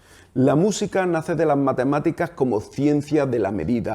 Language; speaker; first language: Spanish; native; Spanish